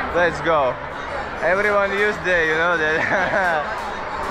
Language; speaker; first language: English; non-native, learner; Russian